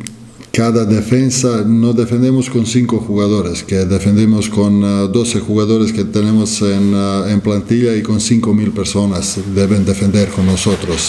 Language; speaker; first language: Spanish; non-native, fluent; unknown